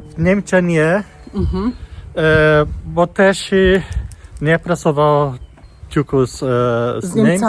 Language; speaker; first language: Polish; non-native, learner; Portuguese